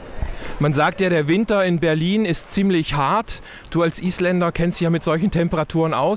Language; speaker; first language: German; native; German